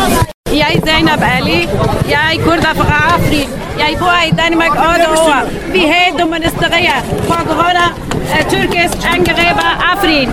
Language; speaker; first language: Danish; non-native, learner; Kurdish